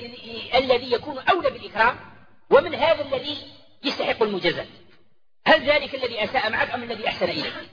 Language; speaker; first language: Arabic; native; Arabic